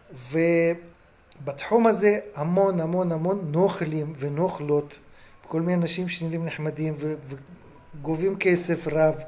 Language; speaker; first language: Hebrew; non-native, fluent; Russian